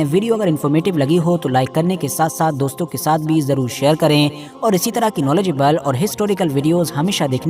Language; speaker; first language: Hindi; native; Hindi